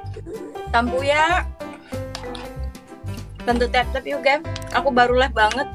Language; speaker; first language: Indonesian; native; Indonesian